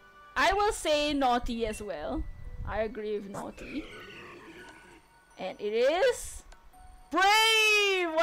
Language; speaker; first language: English; native; English